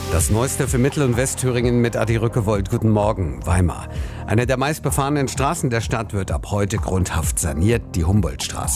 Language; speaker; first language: German; native; German